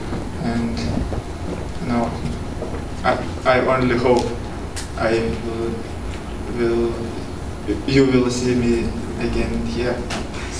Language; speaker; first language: English; non-native, learner; Lithuanian